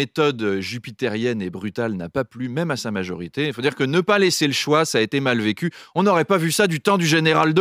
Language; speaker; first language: French; native; French